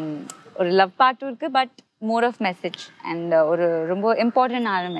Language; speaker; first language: Tamil; non-native, fluent; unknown